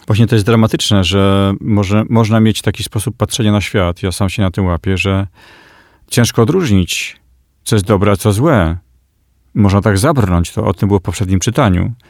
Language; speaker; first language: Polish; native; Polish